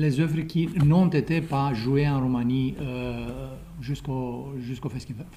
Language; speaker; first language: French; non-native, fluent; Romanian